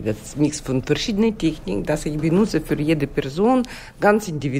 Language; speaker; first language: German; non-native, learner; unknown